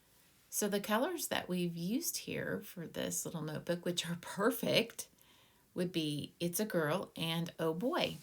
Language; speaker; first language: English; native; English